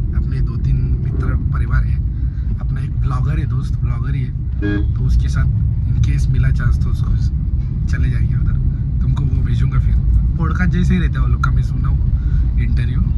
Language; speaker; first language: Hindi; non-native, local second language; Marathi